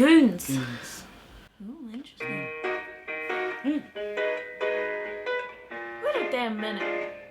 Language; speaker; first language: English; native; English